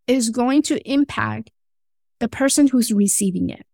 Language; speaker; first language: English; non-native, fluent; Chinese